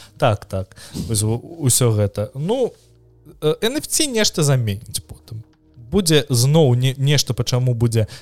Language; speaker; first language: Belarusian; non-native, local second language; Russian